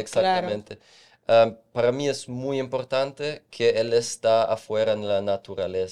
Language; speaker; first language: Spanish; non-native, fluent; German